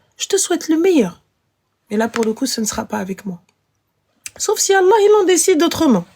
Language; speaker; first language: French; native; French